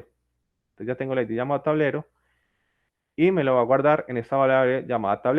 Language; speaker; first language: Spanish; native; Spanish